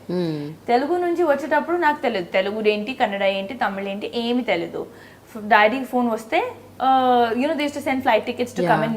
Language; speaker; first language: Telugu; non-native, local second language; Hindi